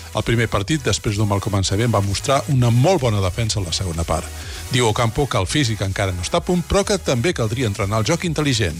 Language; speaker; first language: Catalan; native; Catalan